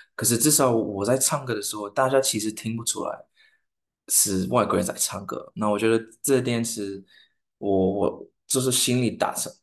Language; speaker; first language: Chinese; non-native, fluent; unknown